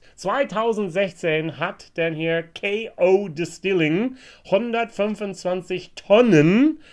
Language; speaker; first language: German; non-native, fluent; English